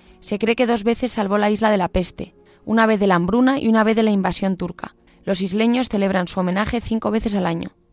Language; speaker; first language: Spanish; native; Spanish